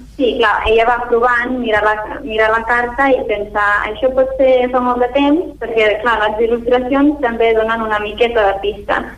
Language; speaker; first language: Catalan; non-native, fluent; Swedish